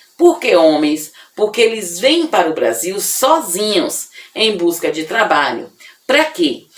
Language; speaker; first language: Portuguese; native; Portuguese